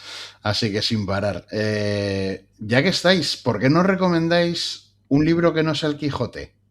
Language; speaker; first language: Spanish; native; Spanish